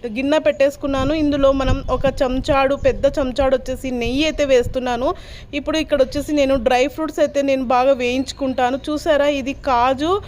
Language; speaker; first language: Telugu; non-native, local second language; Urdu